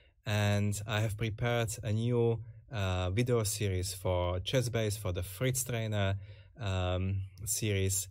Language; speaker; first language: English; non-native, fluent; Slovak